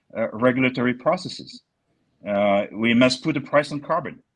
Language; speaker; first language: English; non-native, fluent; French